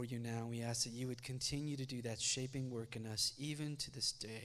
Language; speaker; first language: English; native; English